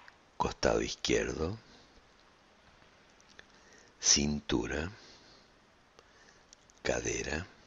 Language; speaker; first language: Spanish; native; Spanish